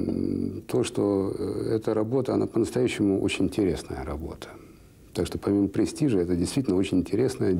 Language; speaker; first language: Russian; native; Russian